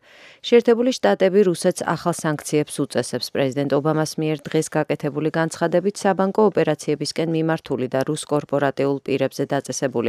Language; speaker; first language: Georgian; native; Georgian